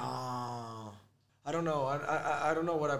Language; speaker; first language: English; non-native, fluent; Italian